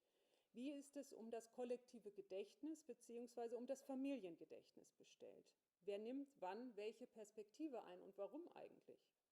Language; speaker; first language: German; native; German